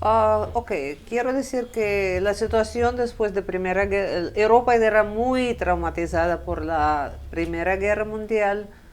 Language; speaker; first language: Spanish; non-native, fluent; Russian